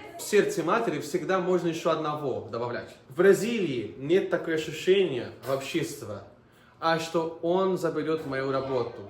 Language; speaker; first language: Russian; non-native, fluent; Portuguese